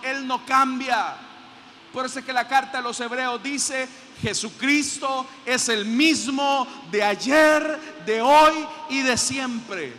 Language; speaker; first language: Spanish; native; Spanish